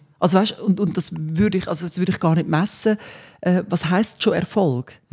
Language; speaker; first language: German; early bilingual, other home language; Swiss German